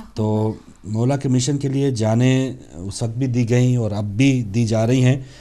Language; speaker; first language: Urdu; native; Urdu